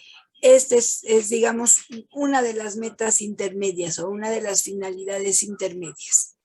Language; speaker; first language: Spanish; native; Spanish